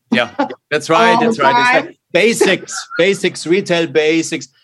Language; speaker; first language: English; non-native, fluent; German